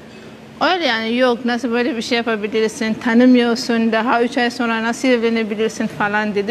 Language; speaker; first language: Turkish; non-native, fluent; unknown